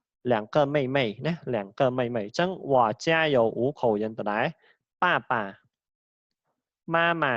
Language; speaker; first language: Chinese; non-native, fluent; Khmer